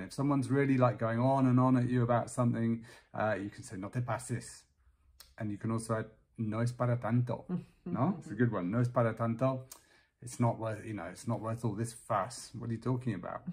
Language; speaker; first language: English; native; English